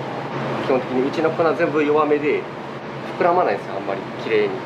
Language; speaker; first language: Japanese; native; Japanese